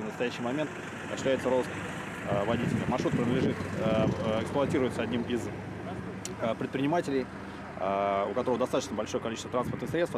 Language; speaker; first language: Russian; native; Russian